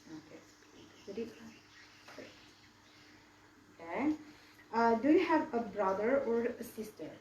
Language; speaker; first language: English; non-native, learner; Indonesian